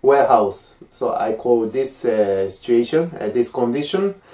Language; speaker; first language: English; non-native, learner; Japanese